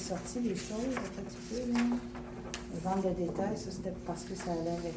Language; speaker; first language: French; native; French